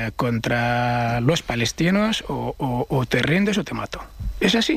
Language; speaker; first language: Spanish; non-native, fluent; Arabic